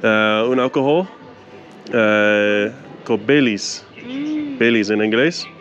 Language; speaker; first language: Spanish; non-native, learner; English